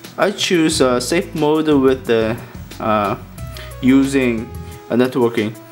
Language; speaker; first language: English; non-native, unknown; Korean